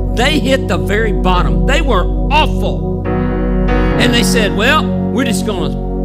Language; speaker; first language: English; native; English